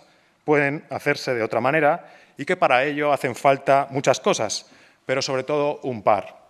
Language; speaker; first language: Spanish; native; Spanish